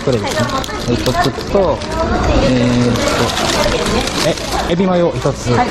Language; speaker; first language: Japanese; non-native, fluent; Korean